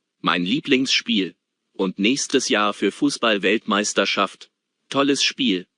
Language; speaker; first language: German; non-native, learner; Bangla